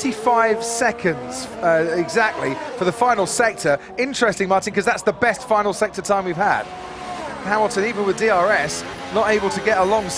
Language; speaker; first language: English; native; English